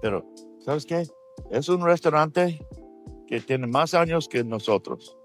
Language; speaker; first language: Spanish; non-native, learner; English